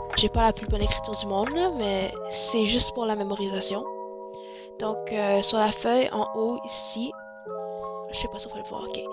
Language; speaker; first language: French; early bilingual, other home language; Chinese